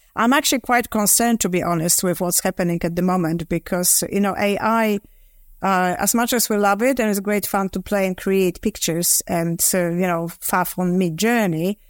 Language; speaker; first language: English; non-native, fluent; Polish